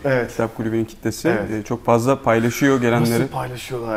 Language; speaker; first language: Turkish; native; Turkish